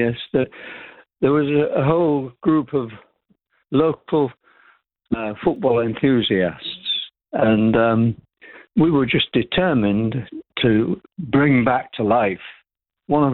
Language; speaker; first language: English; native; English